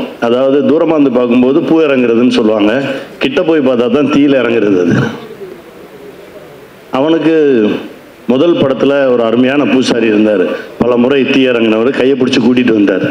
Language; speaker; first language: Tamil; native; Tamil